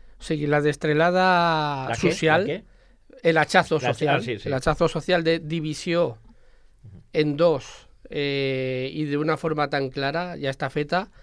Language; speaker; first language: Catalan; non-native, local second language; Spanish